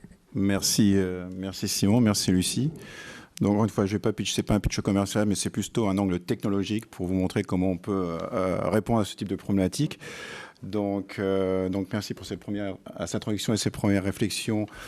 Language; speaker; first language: French; native; French